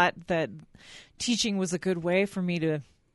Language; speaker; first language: English; native; English